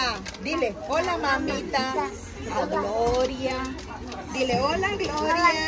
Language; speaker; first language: Spanish; early bilingual, heritage; Spanish